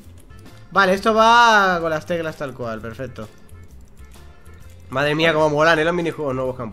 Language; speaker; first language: Spanish; native; Spanish